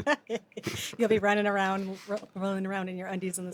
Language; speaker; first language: English; native; English